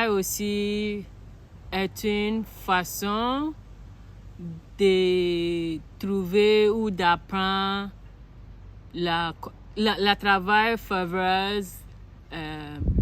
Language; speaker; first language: French; non-native, learner; Akan